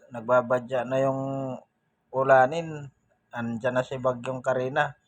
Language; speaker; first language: Filipino; native; Filipino